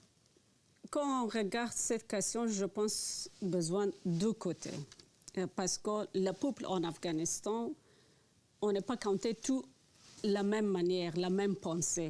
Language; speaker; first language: French; non-native, learner; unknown